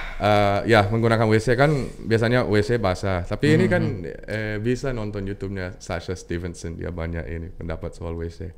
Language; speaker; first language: Indonesian; non-native, fluent; English